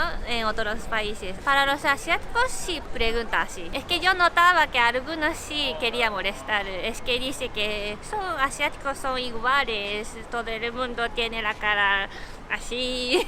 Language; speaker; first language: Spanish; non-native, fluent; Japanese